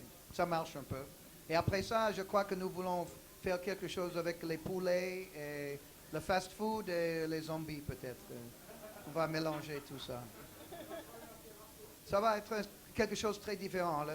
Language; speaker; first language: French; non-native, learner; English